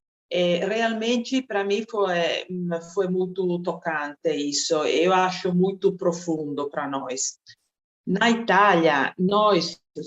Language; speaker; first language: Portuguese; non-native, fluent; Italian